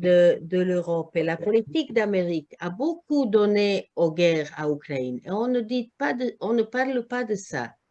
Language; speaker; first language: French; non-native, learner; Croatian